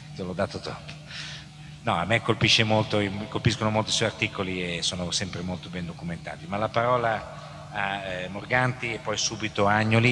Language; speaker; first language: Italian; native; Italian